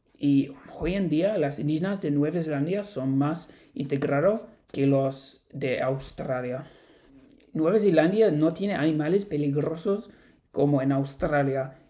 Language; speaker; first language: Spanish; non-native, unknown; English